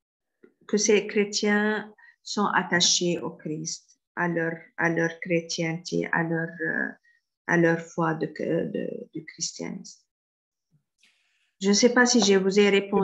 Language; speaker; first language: French; non-native, fluent; Arabic